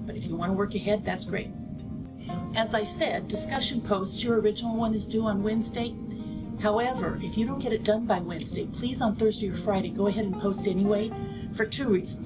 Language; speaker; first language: English; native; English